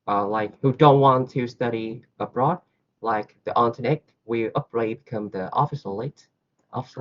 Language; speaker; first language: English; non-native, learner; Vietnamese